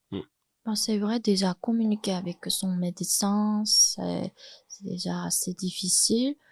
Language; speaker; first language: French; non-native, fluent; Chinese